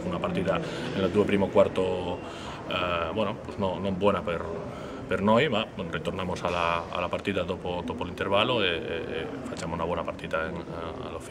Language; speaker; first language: Italian; non-native, learner; Spanish